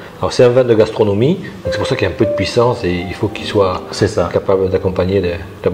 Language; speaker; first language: French; native; French